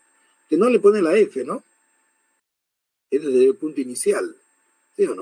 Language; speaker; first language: Spanish; native; Spanish